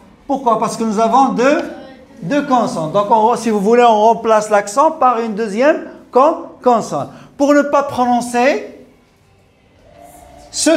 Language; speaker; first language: French; non-native, local second language; Arabic